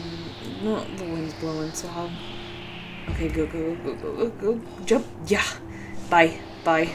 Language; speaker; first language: English; native; English